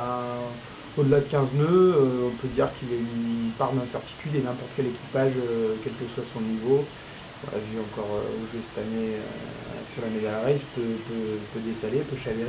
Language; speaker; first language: French; native; French